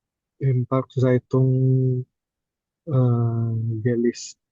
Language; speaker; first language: German; non-native, learner; Indonesian